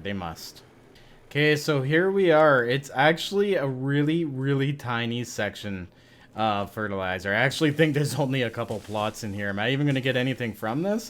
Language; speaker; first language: English; native; English